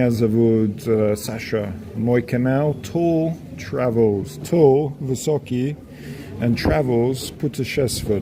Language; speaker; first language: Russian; non-native, learner; English